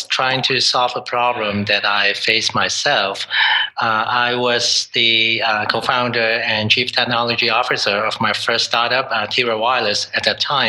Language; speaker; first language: English; non-native, local second language; Cantonese